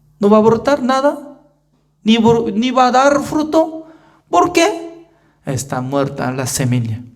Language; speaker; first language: Spanish; non-native, fluent; Korean